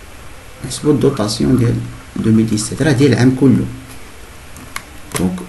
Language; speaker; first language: Arabic; native; Arabic